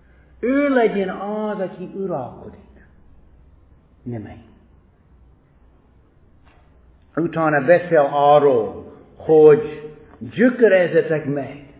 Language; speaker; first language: Hungarian; non-native, fluent; English